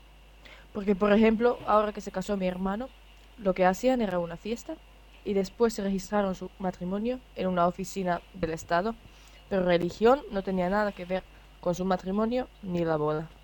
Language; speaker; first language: Spanish; non-native, fluent; Finnish